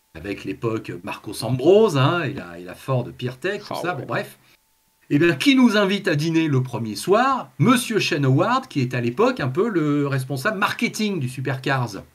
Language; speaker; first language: French; native; French